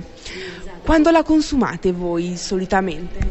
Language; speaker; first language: Italian; native; Italian